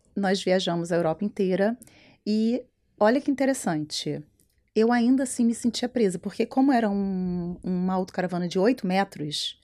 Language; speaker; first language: Portuguese; native; Portuguese